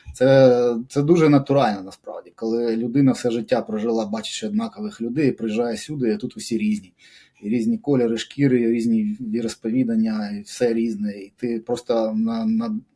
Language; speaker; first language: Ukrainian; non-native, local second language; Russian